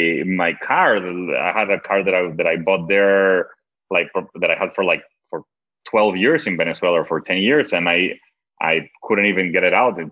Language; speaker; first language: English; non-native, fluent; Spanish